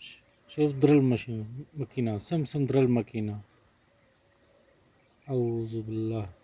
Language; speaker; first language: Arabic; non-native, learner; Urdu